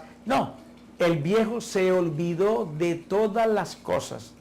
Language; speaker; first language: Spanish; native; Spanish